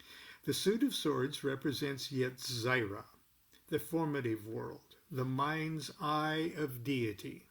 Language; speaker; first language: English; native; English